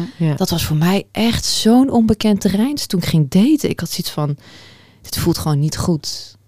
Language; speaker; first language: Dutch; early bilingual, other home language; Persian